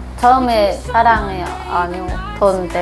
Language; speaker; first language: Korean; non-native, learner; Lao